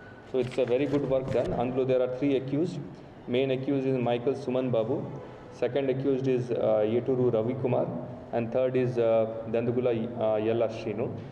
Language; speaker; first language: English; non-native, local second language; Telugu